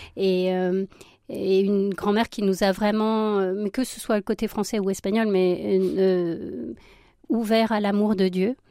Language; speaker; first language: French; early bilingual, other home language; Spanish